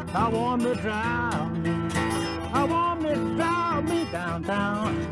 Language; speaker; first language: English; native; English